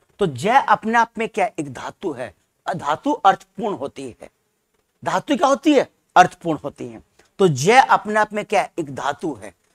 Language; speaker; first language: Hindi; native; Hindi